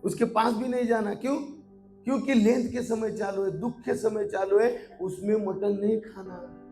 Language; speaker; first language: Hindi; non-native, local second language; Marathi